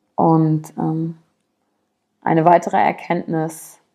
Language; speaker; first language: German; native; German